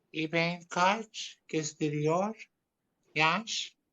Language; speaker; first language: Turkish; non-native, learner; Arabic